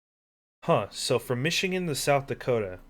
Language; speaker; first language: English; native; English